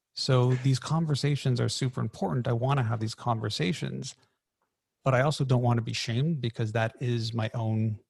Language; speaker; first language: English; native; English